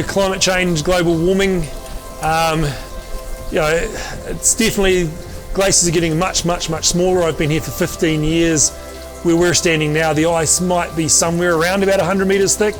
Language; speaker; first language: English; native; English